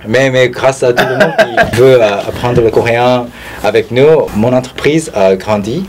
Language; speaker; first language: French; non-native, fluent; Korean